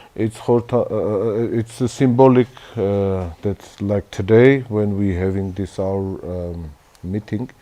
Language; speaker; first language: English; non-native, learner; Armenian